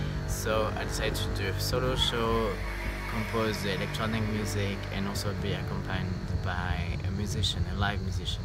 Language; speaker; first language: English; non-native, fluent; French